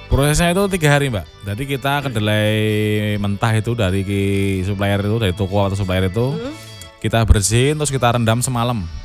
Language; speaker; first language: Indonesian; non-native, local second language; Javanese